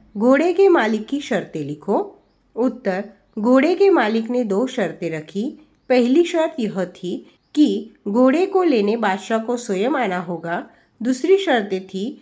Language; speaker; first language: Hindi; non-native, local second language; Marathi